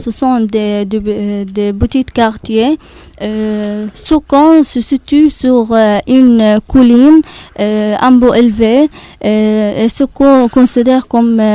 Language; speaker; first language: French; non-native, learner; Arabic